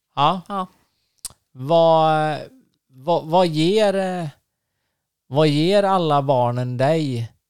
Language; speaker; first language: Swedish; native; Swedish